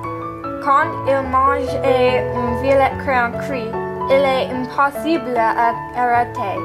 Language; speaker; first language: French; non-native, learner; English